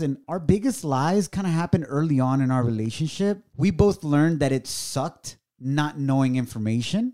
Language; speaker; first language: English; early bilingual, other home language; Spanish